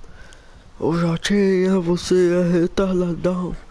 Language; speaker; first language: Portuguese; native; Portuguese